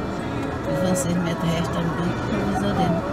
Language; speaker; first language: German; non-native, learner; Portuguese